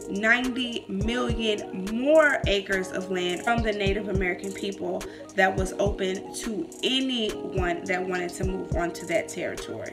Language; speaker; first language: English; native; English